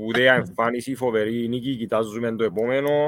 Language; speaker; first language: Greek; native; Greek